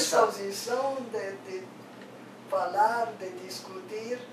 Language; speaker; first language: Portuguese; non-native, fluent; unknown